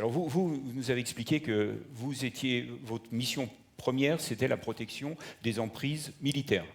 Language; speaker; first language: French; native; French